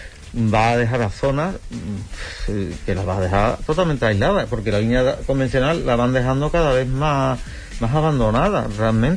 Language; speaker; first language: Spanish; native; Spanish